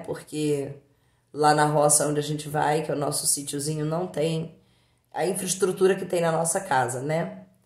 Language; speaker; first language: Portuguese; native; Portuguese